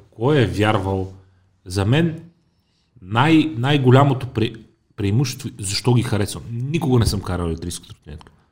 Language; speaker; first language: Bulgarian; native; Bulgarian